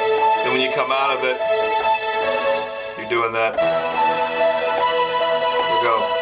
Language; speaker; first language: English; native; English